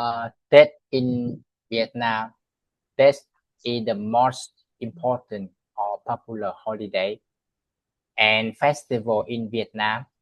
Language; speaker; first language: English; non-native, learner; Vietnamese